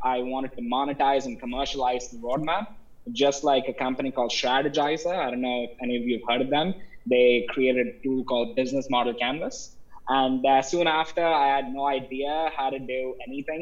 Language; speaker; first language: English; non-native, local second language; Tamil